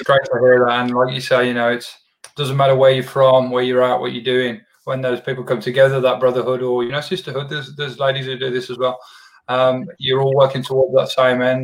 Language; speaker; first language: English; native; English